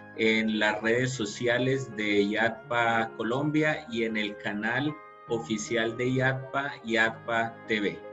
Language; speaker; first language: Spanish; native; Spanish